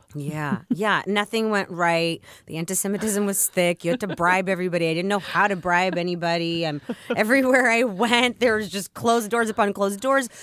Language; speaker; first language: English; early bilingual, other home language; Russian